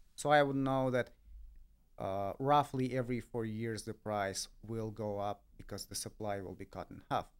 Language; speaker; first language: English; non-native, fluent; Russian